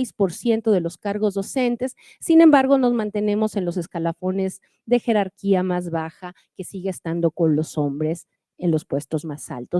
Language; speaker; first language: Spanish; native; Spanish